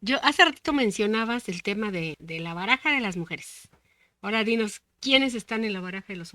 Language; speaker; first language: Spanish; native; Spanish